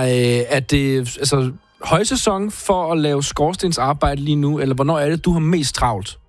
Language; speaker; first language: Danish; native; Danish